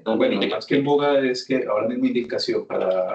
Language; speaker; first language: Spanish; native; Spanish